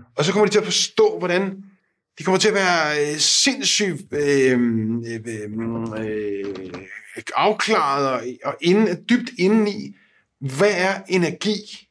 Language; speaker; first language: Danish; native; Danish